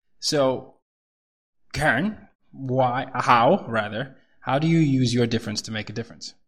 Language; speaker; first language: English; non-native, local second language; Yoruba